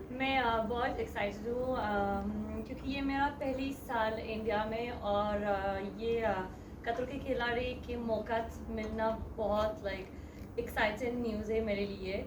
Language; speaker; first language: Hindi; non-native, learner; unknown